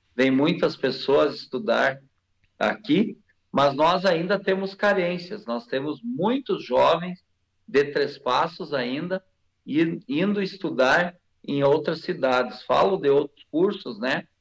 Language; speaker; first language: Portuguese; native; Portuguese